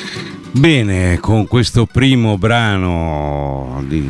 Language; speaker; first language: Italian; native; Italian